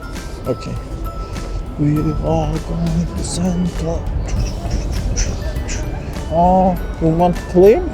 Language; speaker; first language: English; non-native, learner; Turkish